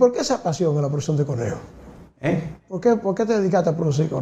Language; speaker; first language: Spanish; native; Spanish